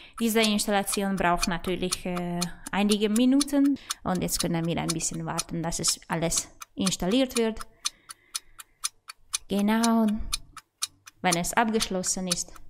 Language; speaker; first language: German; non-native, fluent; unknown